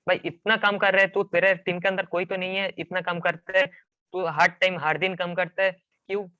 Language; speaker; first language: Hindi; non-native, local second language; Bangla